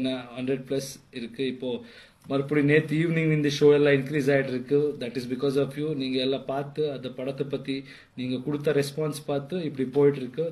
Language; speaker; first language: Tamil; non-native, learner; Kannada